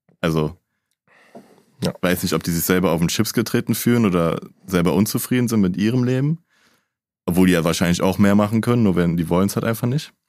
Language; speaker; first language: German; native; German